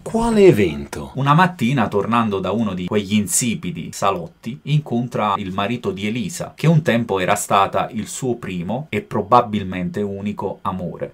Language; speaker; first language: Italian; native; Italian